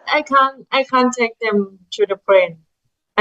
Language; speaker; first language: English; non-native, learner; Thai